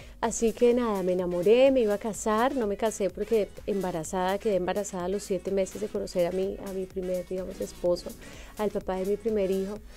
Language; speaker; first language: Spanish; native; Spanish